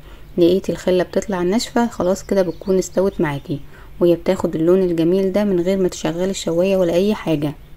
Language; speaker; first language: Arabic; native; Arabic